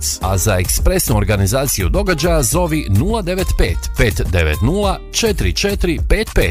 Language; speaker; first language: Croatian; native; Croatian